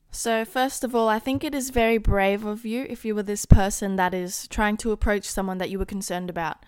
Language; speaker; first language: English; native; English